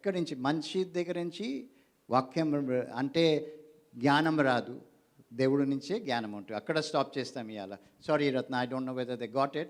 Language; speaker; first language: Telugu; non-native, learner; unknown